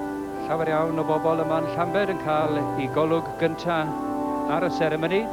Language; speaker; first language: Welsh; native; Welsh